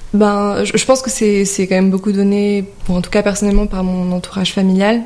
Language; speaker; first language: French; native; French